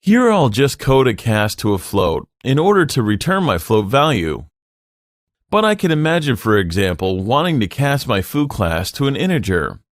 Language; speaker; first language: English; non-native, fluent; French